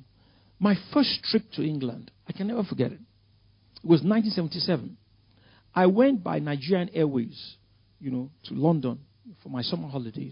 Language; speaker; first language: English; non-native, local second language; Yoruba